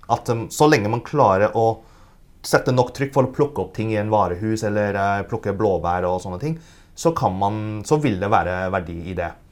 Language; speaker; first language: Norwegian; early bilingual, other home language; Cantonese